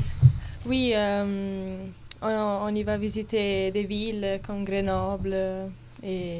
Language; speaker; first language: French; non-native, learner; Italian